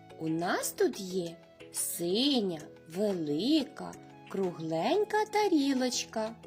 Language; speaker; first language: Ukrainian; native; Ukrainian